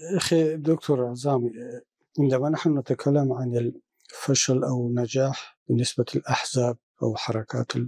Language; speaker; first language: Arabic; non-native, fluent; Tajik